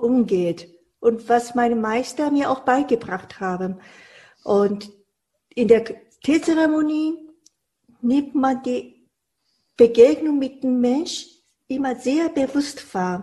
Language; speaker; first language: German; non-native, fluent; Japanese